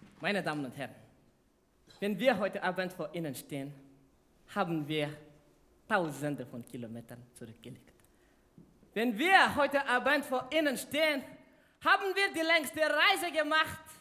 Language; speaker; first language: German; non-native, learner; Malagasy